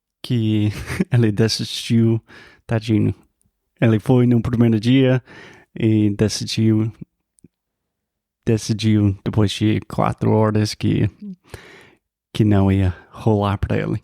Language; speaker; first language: Portuguese; non-native, fluent; English